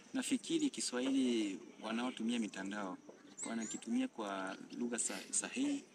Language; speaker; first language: Swahili; non-native, local second language; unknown